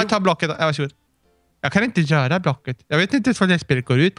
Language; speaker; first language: Swedish; native; Swedish